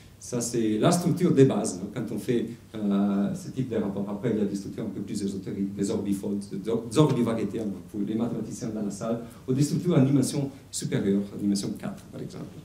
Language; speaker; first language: French; non-native, fluent; Italian